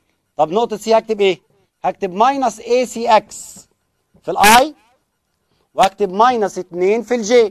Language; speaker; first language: Arabic; native; Arabic